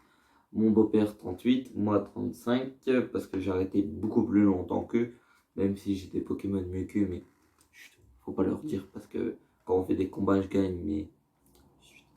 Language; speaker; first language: French; native; French